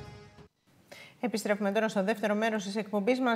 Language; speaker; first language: Greek; native; Greek